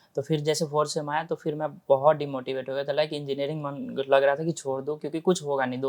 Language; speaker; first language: Hindi; native; Hindi